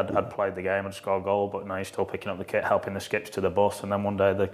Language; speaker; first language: English; native; English